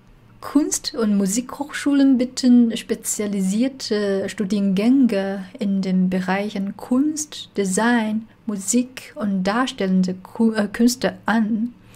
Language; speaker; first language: German; non-native, fluent; Chinese